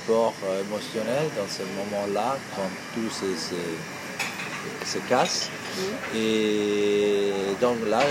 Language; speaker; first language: French; non-native, fluent; Italian